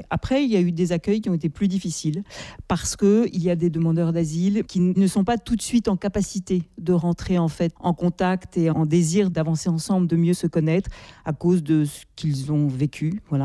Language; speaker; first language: French; native; French